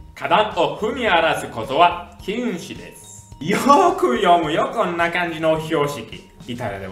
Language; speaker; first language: Japanese; non-native, fluent; Italian